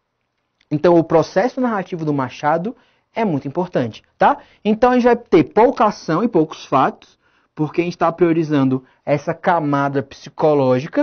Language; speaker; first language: Portuguese; native; Portuguese